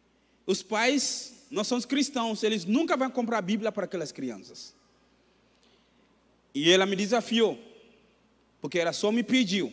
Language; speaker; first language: Portuguese; non-native, fluent; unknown